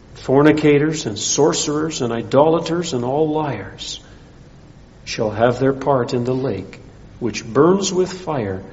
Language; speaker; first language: English; early bilingual, other home language; Dutch